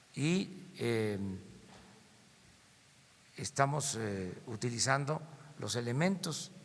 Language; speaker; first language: Spanish; native; Spanish